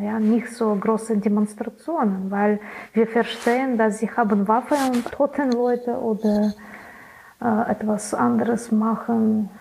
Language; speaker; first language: German; non-native, learner; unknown